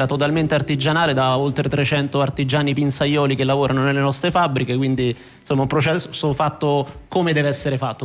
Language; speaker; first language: Italian; native; Italian